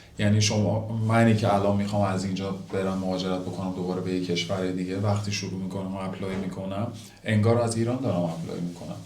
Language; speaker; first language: Persian; native; Persian